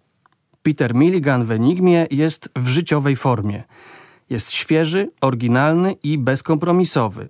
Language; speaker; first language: Polish; native; Polish